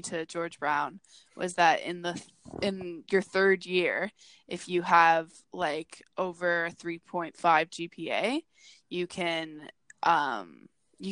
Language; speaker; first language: English; native; English